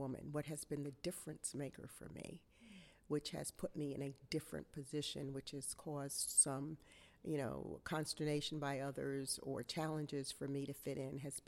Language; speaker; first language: English; native; English